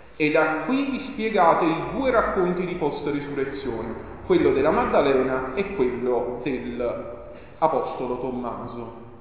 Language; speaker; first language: Italian; native; Italian